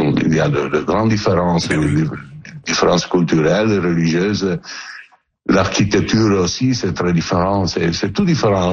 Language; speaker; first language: French; non-native, learner; Italian